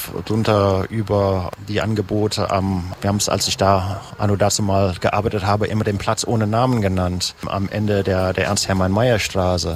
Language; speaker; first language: German; native; German